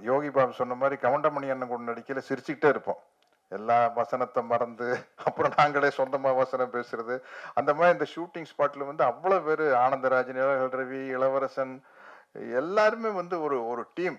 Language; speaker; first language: Tamil; native; Tamil